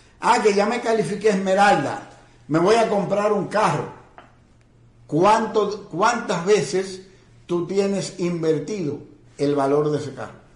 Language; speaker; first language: Spanish; native; Spanish